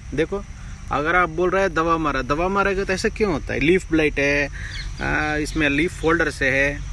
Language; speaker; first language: Hindi; non-native, local second language; Telugu